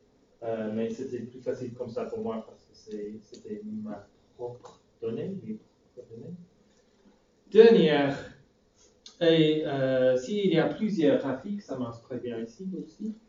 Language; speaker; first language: French; non-native, fluent; English